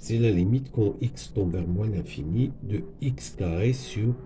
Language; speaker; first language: French; non-native, local second language; Arabic